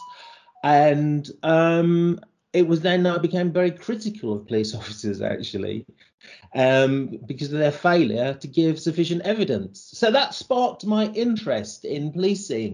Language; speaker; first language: English; native; English